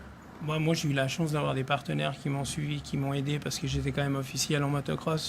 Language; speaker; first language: French; native; French